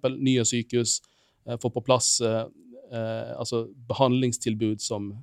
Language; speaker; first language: Norwegian; non-native, fluent; Finnish